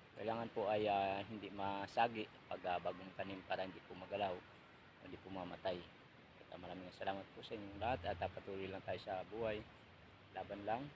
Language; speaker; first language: Filipino; non-native, local second language; Hiligaynon